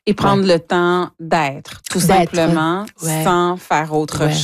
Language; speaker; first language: French; native; French